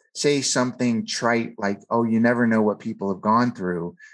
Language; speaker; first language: English; native; English